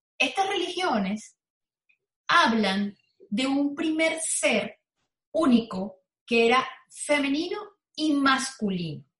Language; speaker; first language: Spanish; native; Spanish